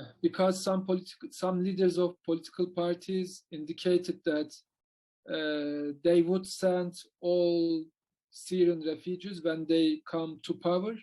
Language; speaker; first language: English; non-native, learner; Turkish